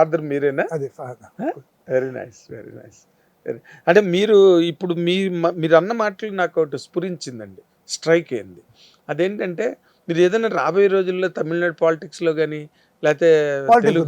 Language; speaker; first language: Telugu; native; Telugu